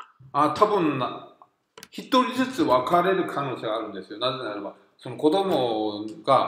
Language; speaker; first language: Japanese; non-native, fluent; Korean